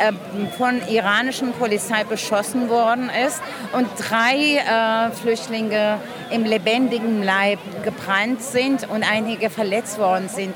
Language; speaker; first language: German; non-native, fluent; Persian